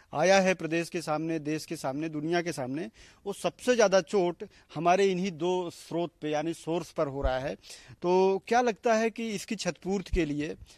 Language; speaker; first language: Hindi; native; Hindi